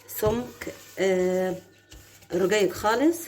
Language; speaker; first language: Arabic; native; Arabic